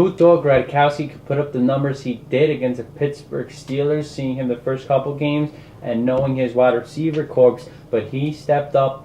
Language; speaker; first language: English; native; English